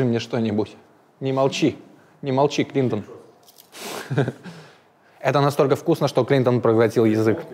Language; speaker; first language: Russian; native; Russian